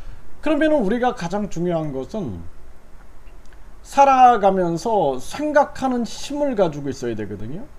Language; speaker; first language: Korean; native; Korean